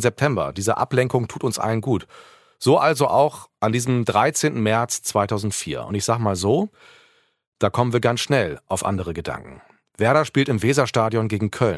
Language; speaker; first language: German; native; German